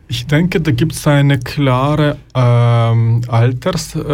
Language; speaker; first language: German; non-native, fluent; Ukrainian